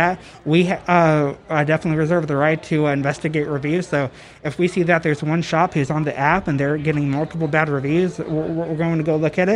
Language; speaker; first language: English; native; English